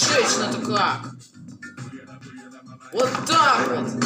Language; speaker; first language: Russian; native; Russian